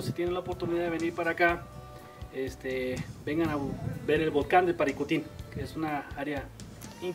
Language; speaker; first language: Spanish; native; Spanish